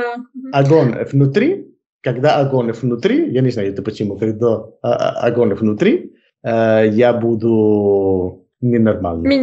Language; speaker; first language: Russian; non-native, learner; Spanish